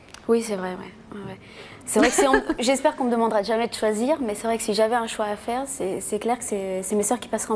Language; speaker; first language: French; native; French